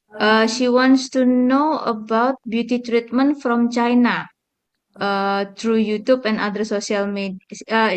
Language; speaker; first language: English; non-native, fluent; Indonesian